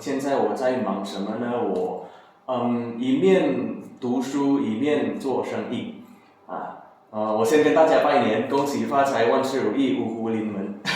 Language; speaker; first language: Chinese; non-native, learner; Indonesian